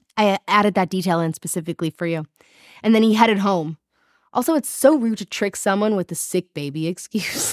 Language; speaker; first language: English; native; English